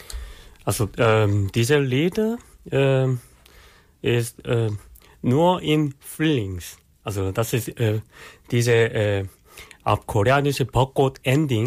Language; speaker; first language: German; non-native, learner; Korean